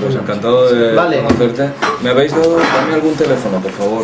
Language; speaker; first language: Spanish; native; Spanish